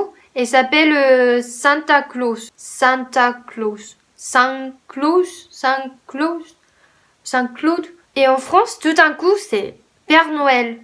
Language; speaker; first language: French; non-native, fluent; Japanese